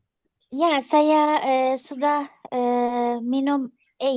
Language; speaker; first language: Indonesian; non-native, learner; Turkish